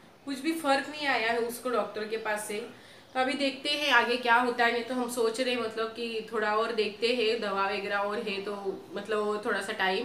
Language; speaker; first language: Hindi; native; Hindi